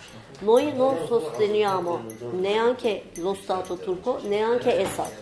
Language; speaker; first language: Italian; non-native, learner; Turkish